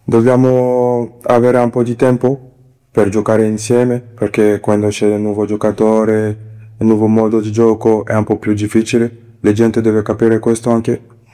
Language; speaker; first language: Italian; non-native, fluent; French